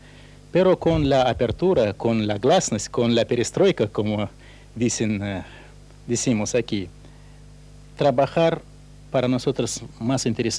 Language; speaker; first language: Spanish; non-native, fluent; Russian